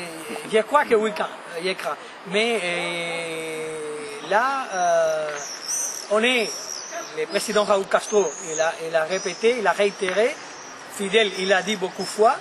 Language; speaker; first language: French; non-native, fluent; Spanish